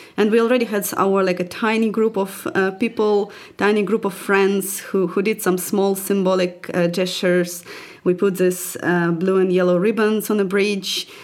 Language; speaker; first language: English; non-native, fluent; Ukrainian